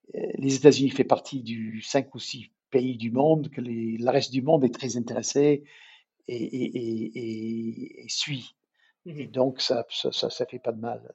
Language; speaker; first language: French; non-native, fluent; English